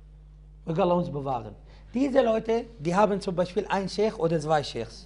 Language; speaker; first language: German; non-native, fluent; Arabic